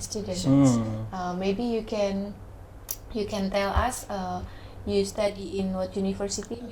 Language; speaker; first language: English; non-native, learner; Indonesian